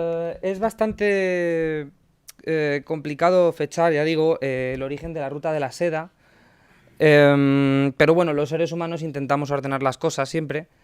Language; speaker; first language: Spanish; native; Spanish